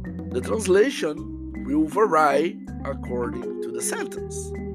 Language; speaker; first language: English; non-native, fluent; Portuguese